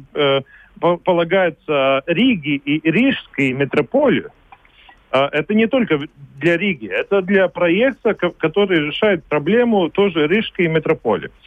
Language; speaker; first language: Russian; non-native, local second language; Latvian